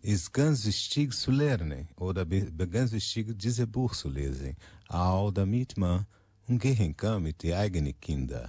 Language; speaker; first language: German; non-native, learner; Portuguese